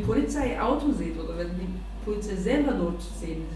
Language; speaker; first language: German; non-native, learner; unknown